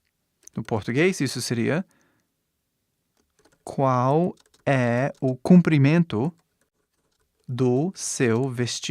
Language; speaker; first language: Portuguese; non-native, fluent; English